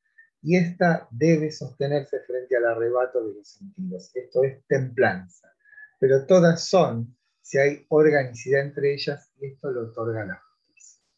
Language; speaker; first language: Spanish; native; Spanish